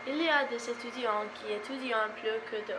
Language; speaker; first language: French; non-native, learner; English